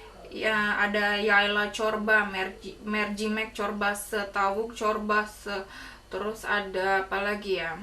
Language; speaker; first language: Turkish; non-native, learner; Indonesian